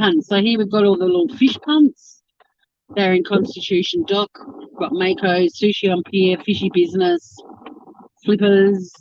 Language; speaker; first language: English; native; English